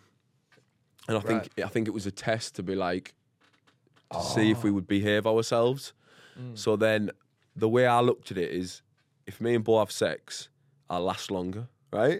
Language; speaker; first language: English; native; English